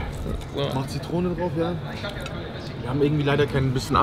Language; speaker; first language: German; native; German